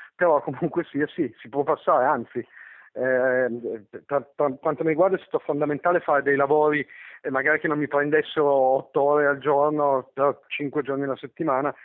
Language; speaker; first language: Italian; native; Italian